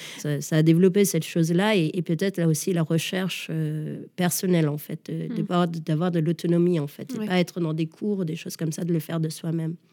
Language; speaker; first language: French; early bilingual, other home language; Danish